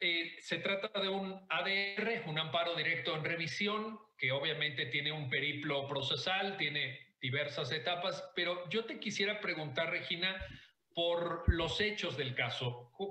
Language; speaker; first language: Spanish; native; Spanish